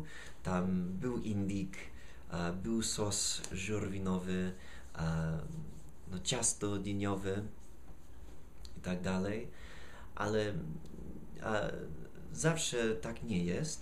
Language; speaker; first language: Polish; non-native, fluent; English